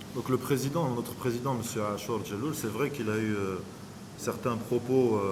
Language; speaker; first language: French; non-native, local second language; Arabic